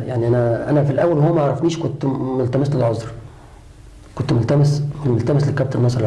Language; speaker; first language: Arabic; native; Arabic